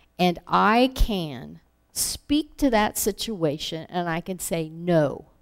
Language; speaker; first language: English; native; English